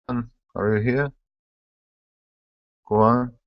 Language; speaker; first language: English; non-native, learner; Russian